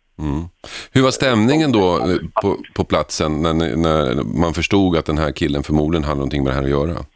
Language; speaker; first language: Swedish; native; Swedish